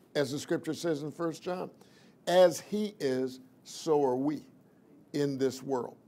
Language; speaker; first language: English; native; English